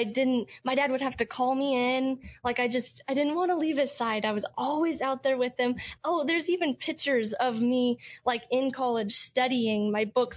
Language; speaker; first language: English; native; English